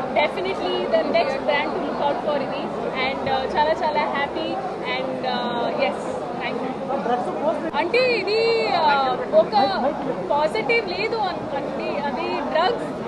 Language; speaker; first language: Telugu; non-native, learner; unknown